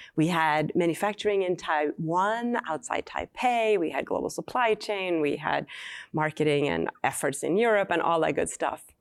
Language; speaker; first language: English; non-native, fluent; Swedish